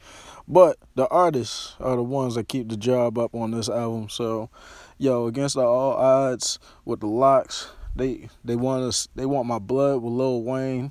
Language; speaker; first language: English; native; English